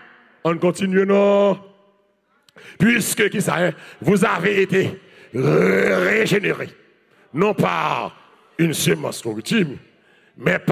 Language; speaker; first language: French; non-native, learner; Haitian Creole